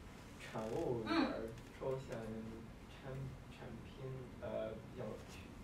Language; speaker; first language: Chinese; non-native, learner; English